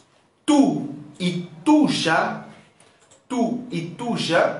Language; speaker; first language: Spanish; non-native, fluent; Portuguese